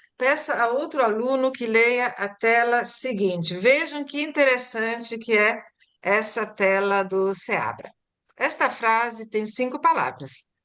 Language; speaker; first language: Portuguese; early bilingual, other home language; Italian